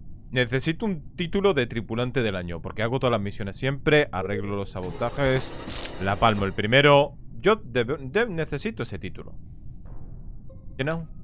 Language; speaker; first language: Spanish; native; Spanish